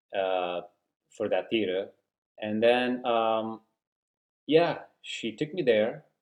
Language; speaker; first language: English; non-native, fluent; Uzbek